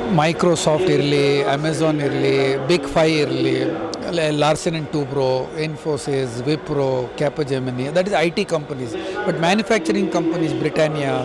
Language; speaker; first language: Kannada; non-native, fluent; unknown